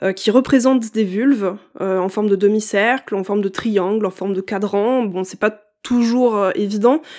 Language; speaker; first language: French; native; French